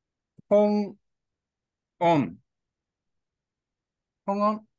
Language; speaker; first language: Vietnamese; non-native, learner; Korean